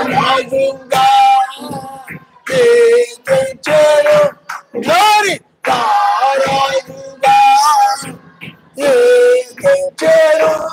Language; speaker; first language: Telugu; native; Telugu